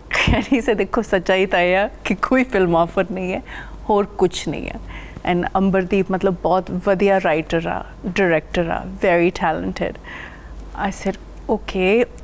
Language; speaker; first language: Punjabi; early bilingual, heritage; Punjabi